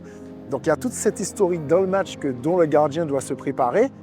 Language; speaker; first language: French; native; French